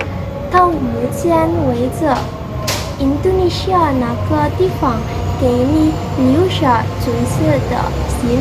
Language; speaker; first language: Chinese; non-native, learner; Indonesian